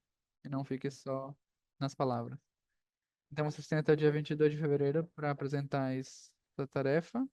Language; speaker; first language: Portuguese; non-native, fluent; Spanish